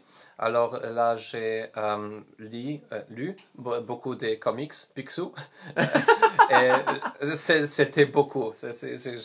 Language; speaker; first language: French; non-native, learner; Polish